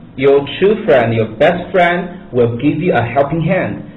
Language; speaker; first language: English; non-native, fluent; Chinese